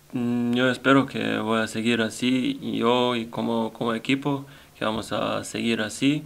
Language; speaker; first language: Spanish; non-native, learner; Serbian